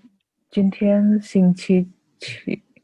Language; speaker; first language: Chinese; non-native, learner; Indonesian